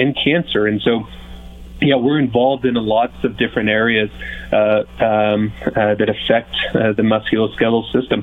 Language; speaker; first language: English; native; English